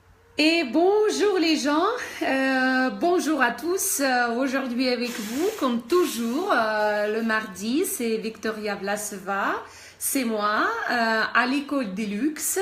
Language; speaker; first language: French; non-native, fluent; Russian